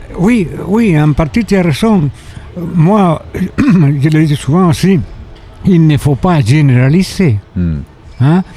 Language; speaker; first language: French; non-native, fluent; Spanish